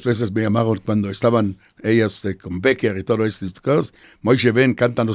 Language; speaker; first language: Spanish; non-native, fluent; Hebrew